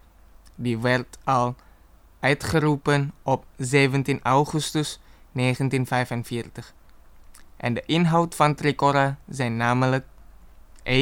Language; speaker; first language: Dutch; non-native, fluent; Indonesian